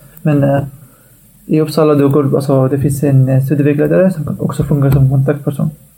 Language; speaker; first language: Swedish; non-native, fluent; Arabic